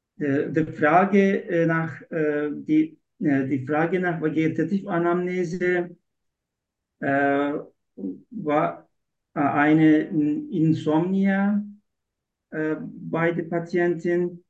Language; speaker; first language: German; non-native, learner; Turkish